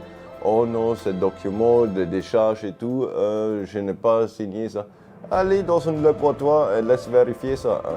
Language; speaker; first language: French; non-native, fluent; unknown